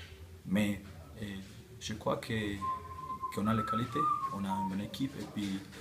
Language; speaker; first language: French; non-native, local second language; German